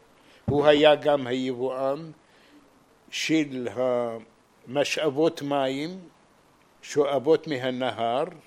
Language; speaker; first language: Hebrew; non-native, fluent; Arabic